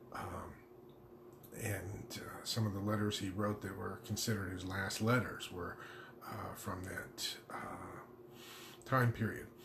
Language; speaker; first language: English; native; English